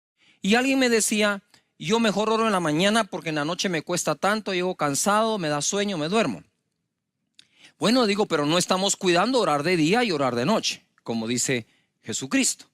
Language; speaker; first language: Spanish; native; Spanish